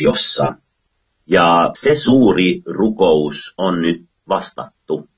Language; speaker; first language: Finnish; non-native, fluent; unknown